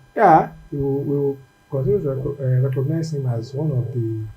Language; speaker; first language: English; non-native, local second language; Yoruba